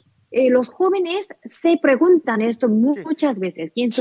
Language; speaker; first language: Spanish; non-native, learner; Korean